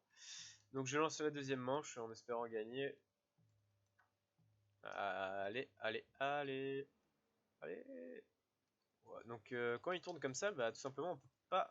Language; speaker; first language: French; native; French